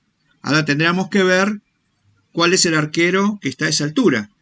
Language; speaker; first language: Spanish; native; Spanish